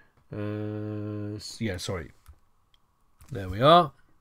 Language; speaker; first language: English; native; English